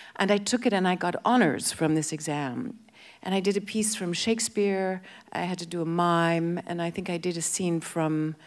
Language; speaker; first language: English; native; English